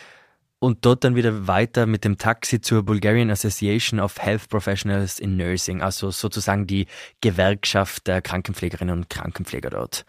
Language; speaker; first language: German; native; German